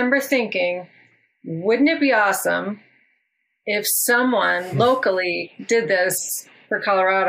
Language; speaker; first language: English; native; English